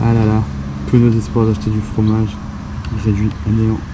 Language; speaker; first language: French; native; French